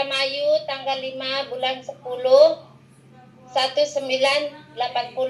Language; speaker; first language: Indonesian; non-native, local second language; Javanese